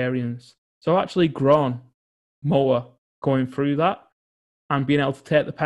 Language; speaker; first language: English; native; English